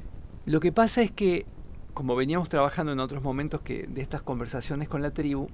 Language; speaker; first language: Spanish; native; Spanish